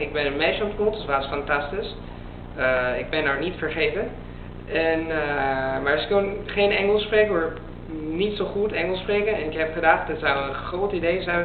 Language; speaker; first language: Dutch; non-native, learner; Italian